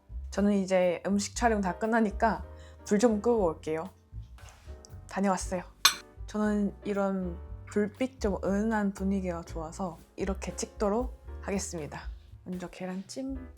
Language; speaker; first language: Korean; non-native, fluent; Chinese